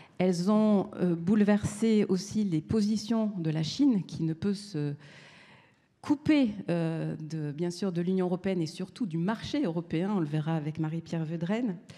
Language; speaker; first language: French; native; French